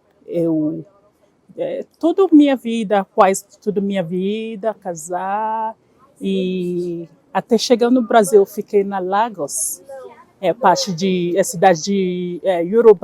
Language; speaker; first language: Portuguese; non-native, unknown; Igbo